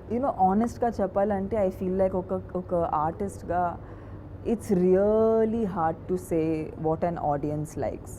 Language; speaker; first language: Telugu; non-native, fluent; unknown